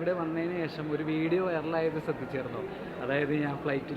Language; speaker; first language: Malayalam; native; Malayalam